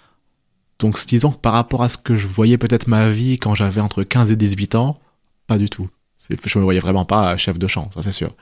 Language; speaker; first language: French; native; French